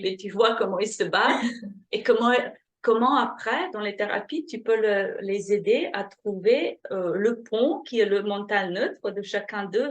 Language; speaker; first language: French; non-native, fluent; Slovenian